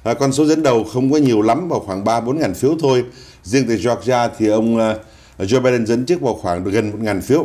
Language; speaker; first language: Vietnamese; native; Vietnamese